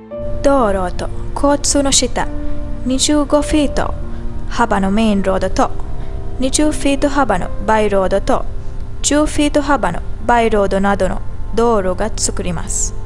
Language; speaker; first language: Japanese; non-native, learner; Sinhala